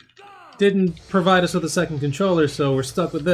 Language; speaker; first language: English; native; English